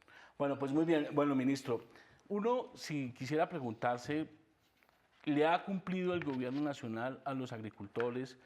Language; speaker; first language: Spanish; native; Spanish